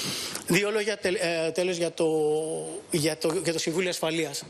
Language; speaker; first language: Greek; native; Greek